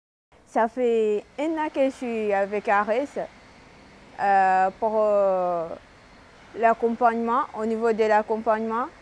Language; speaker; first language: French; non-native, learner; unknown